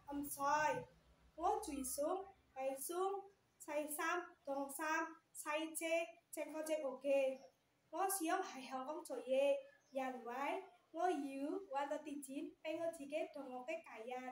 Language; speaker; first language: Cantonese; non-native, learner; Indonesian